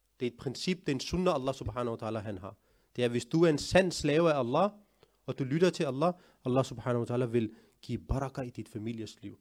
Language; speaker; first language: Danish; early bilingual, other home language; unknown